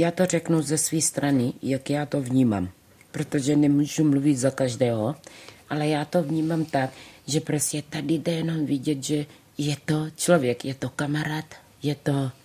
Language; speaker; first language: Czech; early bilingual, other home language; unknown